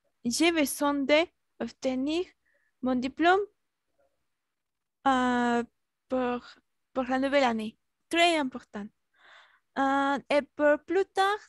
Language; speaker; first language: French; non-native, learner; Spanish